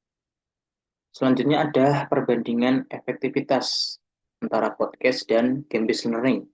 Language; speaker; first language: Indonesian; native; Indonesian